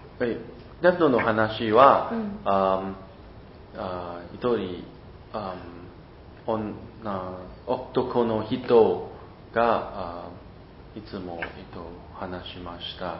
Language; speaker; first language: Japanese; non-native, learner; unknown